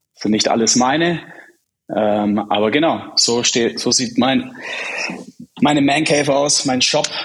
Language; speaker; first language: German; early bilingual, other home language; Czech